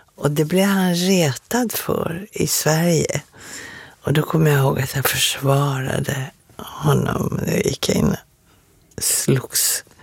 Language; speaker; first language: Swedish; native; Swedish